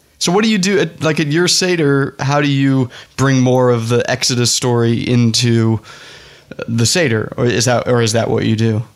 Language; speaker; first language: English; native; English